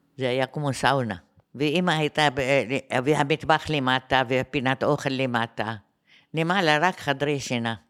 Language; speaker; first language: Hebrew; non-native, fluent; Arabic